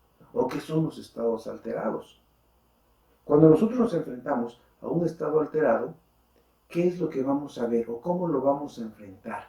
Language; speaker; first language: Spanish; native; Spanish